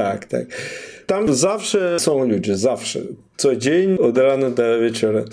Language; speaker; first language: Polish; non-native, fluent; Russian